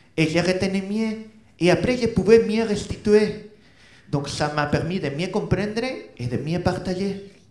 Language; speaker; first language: French; non-native, fluent; Spanish